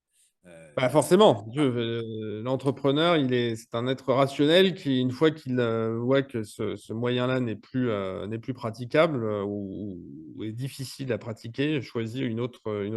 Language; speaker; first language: French; native; French